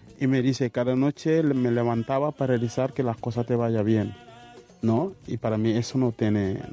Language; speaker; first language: Spanish; non-native, fluent; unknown